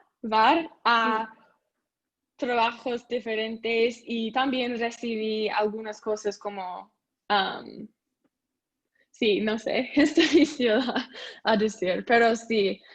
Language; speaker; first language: Spanish; non-native, learner; English